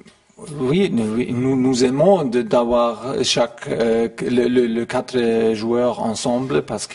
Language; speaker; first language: French; non-native, learner; German